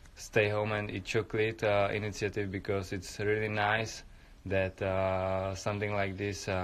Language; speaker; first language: English; non-native, fluent; Czech